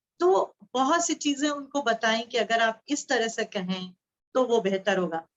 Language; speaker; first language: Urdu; native; Urdu